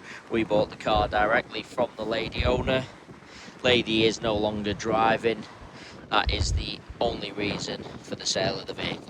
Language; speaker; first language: English; native; English